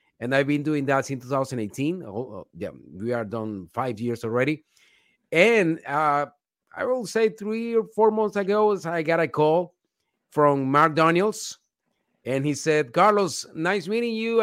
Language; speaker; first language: English; non-native, fluent; Spanish